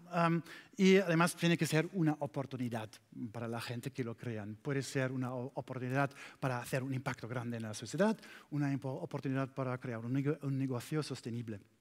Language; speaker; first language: Spanish; non-native, learner; German